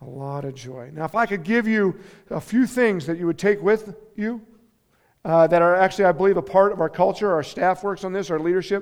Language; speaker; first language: English; native; English